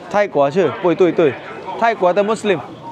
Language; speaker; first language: Chinese; non-native, learner; Thai